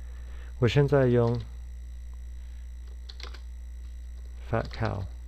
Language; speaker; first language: Chinese; non-native, fluent; English